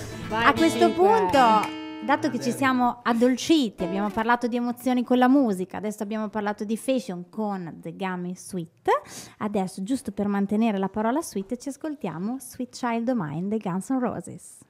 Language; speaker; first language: Italian; native; Italian